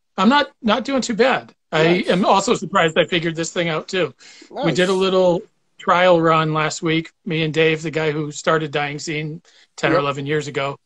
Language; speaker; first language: English; native; English